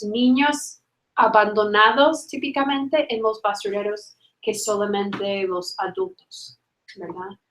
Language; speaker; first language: Spanish; non-native, fluent; English